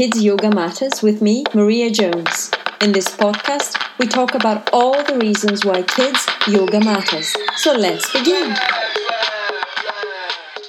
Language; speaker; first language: English; non-native, fluent; Greek